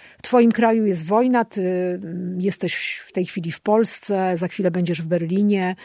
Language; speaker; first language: Polish; native; Polish